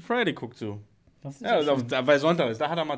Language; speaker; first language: German; native; German